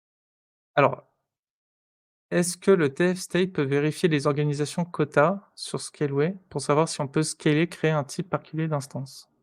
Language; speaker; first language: French; native; French